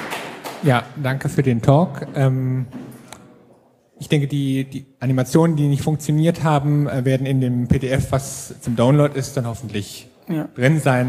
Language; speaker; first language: German; native; German